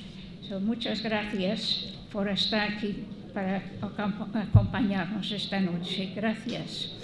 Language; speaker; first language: Spanish; non-native, fluent; English